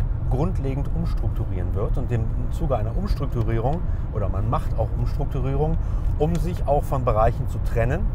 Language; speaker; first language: German; native; German